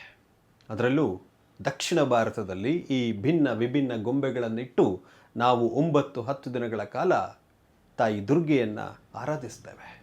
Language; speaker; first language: Kannada; native; Kannada